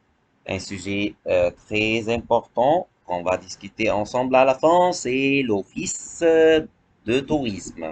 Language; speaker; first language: French; non-native, fluent; Arabic